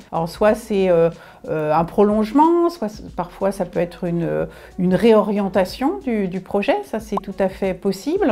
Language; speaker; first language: French; native; French